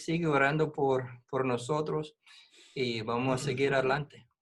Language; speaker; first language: Spanish; non-native, fluent; English